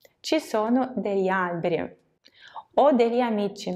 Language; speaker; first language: Italian; non-native, fluent; Russian